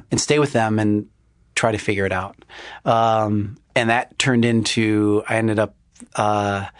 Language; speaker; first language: English; native; English